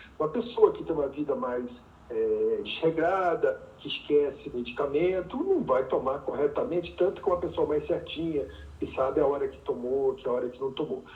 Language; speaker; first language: Portuguese; native; Portuguese